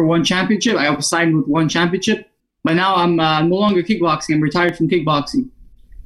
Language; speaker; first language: English; non-native, fluent; Italian